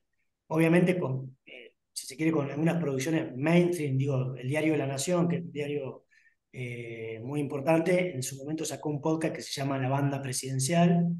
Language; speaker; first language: Spanish; native; Spanish